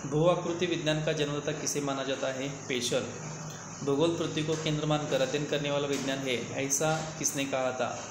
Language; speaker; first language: Hindi; non-native, local second language; Marathi